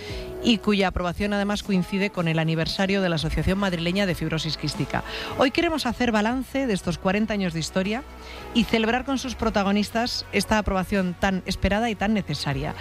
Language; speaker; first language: Spanish; native; Spanish